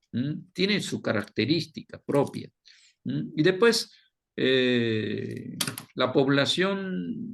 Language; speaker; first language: Spanish; non-native, fluent; Korean